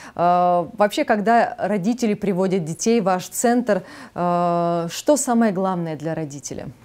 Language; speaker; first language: Russian; non-native, local second language; Armenian